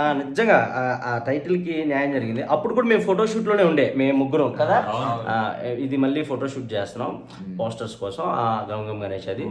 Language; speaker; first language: Telugu; native; Telugu